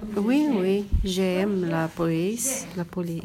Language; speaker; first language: French; non-native, learner; Arabic